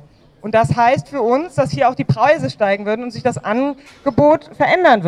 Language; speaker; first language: German; native; German